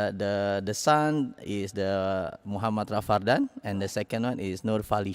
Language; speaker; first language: English; non-native, learner; Indonesian